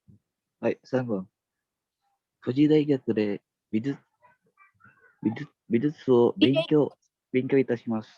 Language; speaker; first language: Japanese; non-native, learner; Indonesian